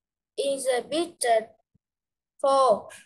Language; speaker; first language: English; non-native, learner; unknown